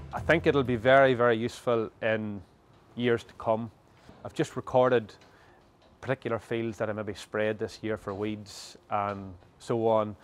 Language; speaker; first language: English; native; English